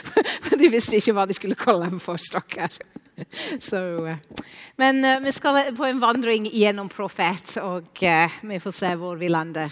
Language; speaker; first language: Norwegian; non-native, fluent; English